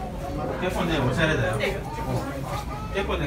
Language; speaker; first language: Japanese; native; Japanese